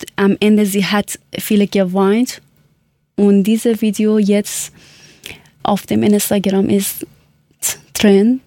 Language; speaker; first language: German; non-native, learner; Persian